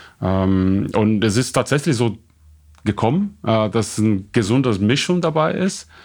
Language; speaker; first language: German; non-native, fluent; Portuguese